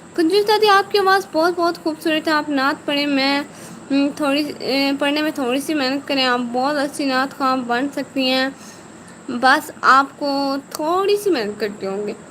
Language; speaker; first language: Urdu; native; Urdu